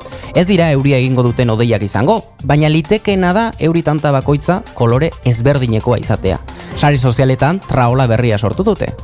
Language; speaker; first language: Basque; native; Basque